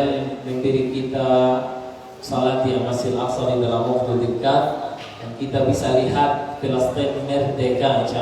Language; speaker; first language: Indonesian; non-native, learner; Arabic